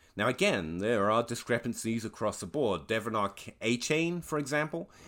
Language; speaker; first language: English; native; English